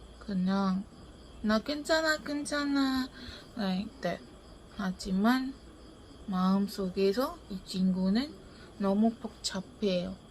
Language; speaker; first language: Korean; non-native, learner; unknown